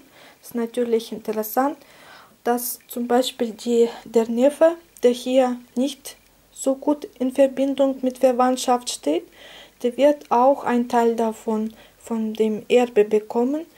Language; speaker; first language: German; non-native, fluent; Russian